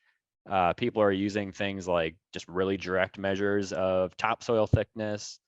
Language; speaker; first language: English; native; English